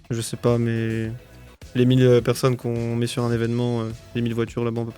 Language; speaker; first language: French; native; French